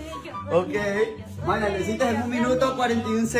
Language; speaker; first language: Spanish; native; Spanish